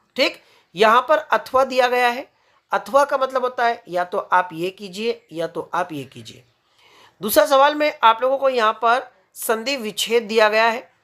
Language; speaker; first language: Hindi; native; Hindi